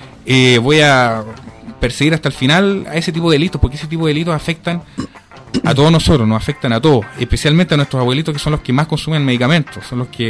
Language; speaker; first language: Spanish; native; Spanish